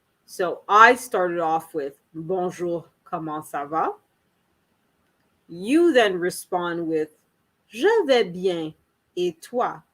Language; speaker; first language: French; non-native, learner; English